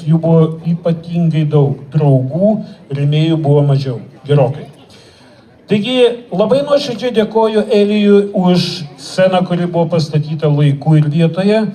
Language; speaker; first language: Lithuanian; native; Lithuanian